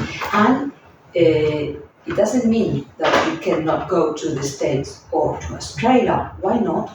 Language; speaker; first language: English; non-native, fluent; Spanish